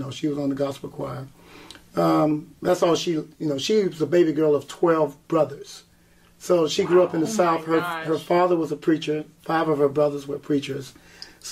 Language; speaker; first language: English; native; English